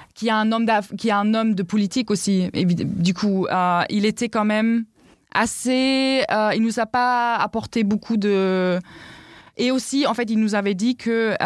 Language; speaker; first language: French; non-native, fluent; German